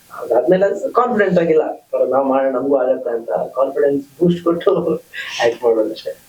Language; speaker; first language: Kannada; native; Kannada